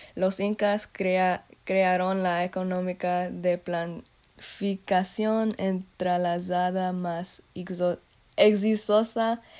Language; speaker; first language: Spanish; non-native, learner; English